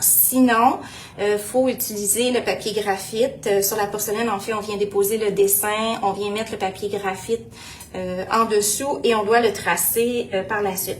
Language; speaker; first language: French; native; French